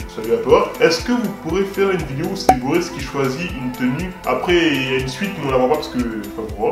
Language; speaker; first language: French; early bilingual, other home language; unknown